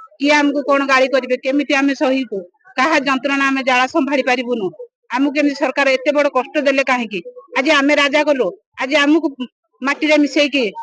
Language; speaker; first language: Odia; native; Odia